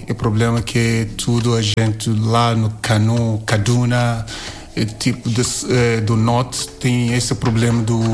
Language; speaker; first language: Portuguese; non-native, learner; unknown